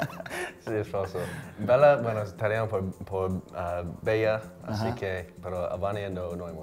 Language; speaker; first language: Spanish; non-native, fluent; English